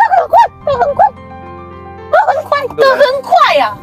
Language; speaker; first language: Chinese; non-native, learner; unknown